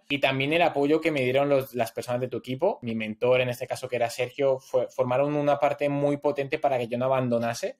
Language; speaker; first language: Spanish; native; Spanish